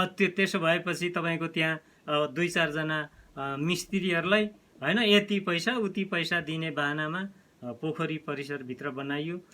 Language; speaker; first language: Nepali; non-native, local second language; Limbu